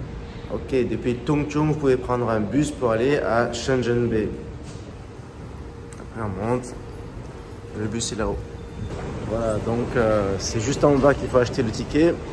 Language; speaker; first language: French; native; French